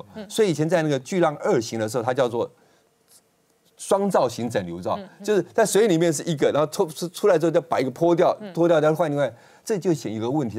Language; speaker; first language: Chinese; native; Chinese